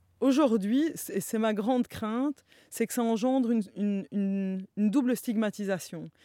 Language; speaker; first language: French; native; French